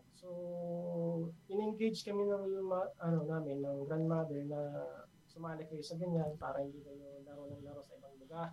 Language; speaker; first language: Filipino; non-native, local second language; Bikol